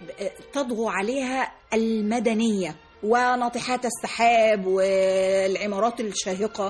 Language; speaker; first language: Arabic; native; Arabic